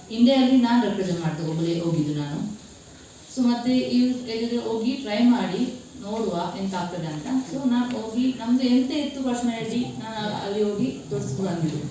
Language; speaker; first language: Kannada; non-native, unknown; Tulu